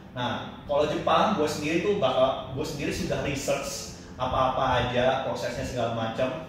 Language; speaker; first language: Indonesian; native; Indonesian